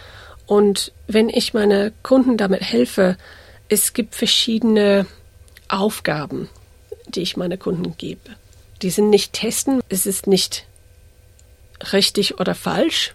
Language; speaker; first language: German; early bilingual, heritage; English